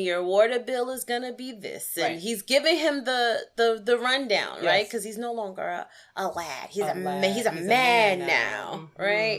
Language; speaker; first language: English; native; English